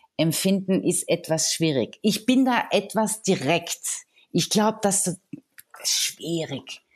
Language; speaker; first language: German; non-native, fluent; French